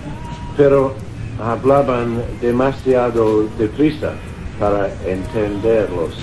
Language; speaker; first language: Spanish; non-native, learner; English